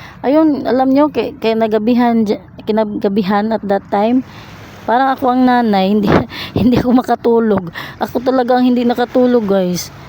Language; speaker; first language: Filipino; non-native, local second language; Cebuano